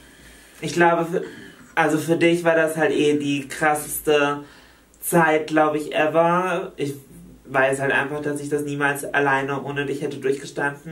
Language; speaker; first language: German; native; German